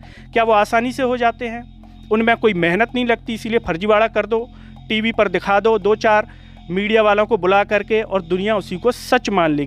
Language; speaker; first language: Hindi; native; Hindi